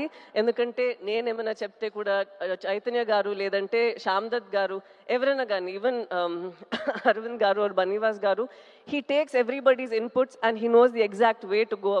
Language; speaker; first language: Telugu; non-native, local second language; Tamil